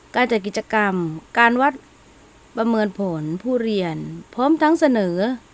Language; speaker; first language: Thai; non-native, local second language; Malay